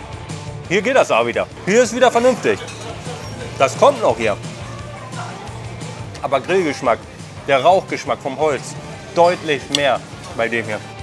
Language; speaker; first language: German; native; German